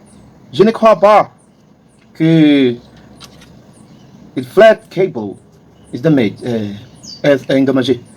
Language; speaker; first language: French; non-native, learner; Portuguese